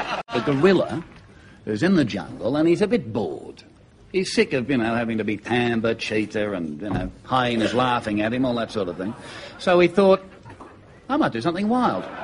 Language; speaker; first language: English; native; English